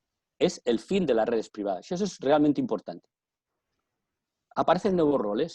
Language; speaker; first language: Spanish; native; Spanish